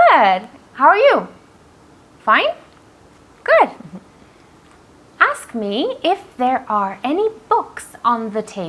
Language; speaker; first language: English; non-native, fluent; Spanish